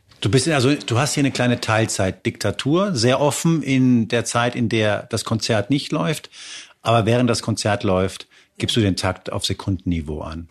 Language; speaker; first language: German; early bilingual, other home language; Spanish